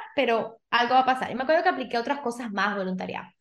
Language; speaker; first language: Spanish; early bilingual, other home language; Portuguese